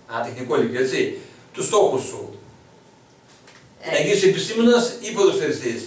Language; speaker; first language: Greek; native; Greek